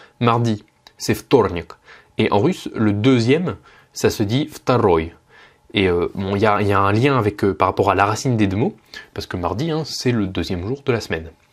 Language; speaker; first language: French; native; French